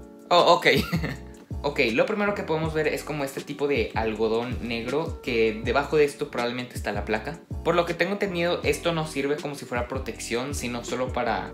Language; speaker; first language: Spanish; native; Spanish